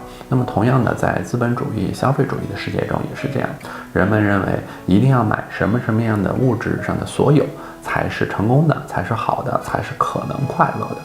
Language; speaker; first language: Chinese; native; Chinese